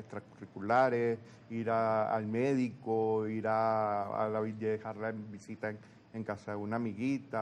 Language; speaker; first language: Spanish; native; Spanish